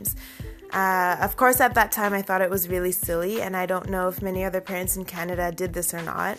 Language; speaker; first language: English; early bilingual, other home language; Urdu